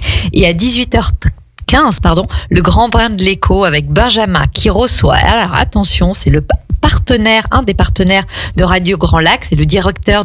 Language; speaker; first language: French; native; French